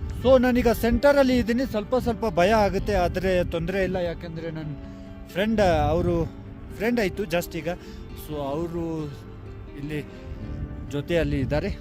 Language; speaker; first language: Kannada; non-native, local second language; Ladakhi